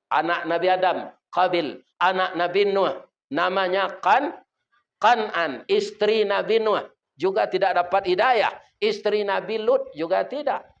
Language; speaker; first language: Malay; non-native, local second language; Minangkabau